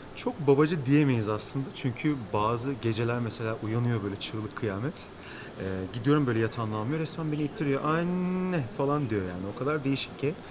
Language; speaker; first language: Turkish; native; Turkish